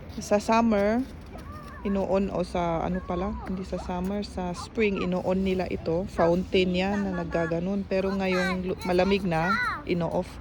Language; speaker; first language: Filipino; non-native, local second language; Iloko